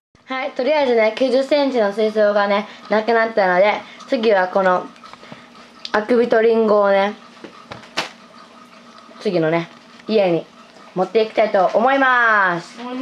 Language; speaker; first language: Japanese; native; Japanese